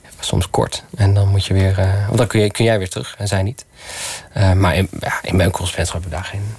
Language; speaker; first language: Dutch; early bilingual, other home language; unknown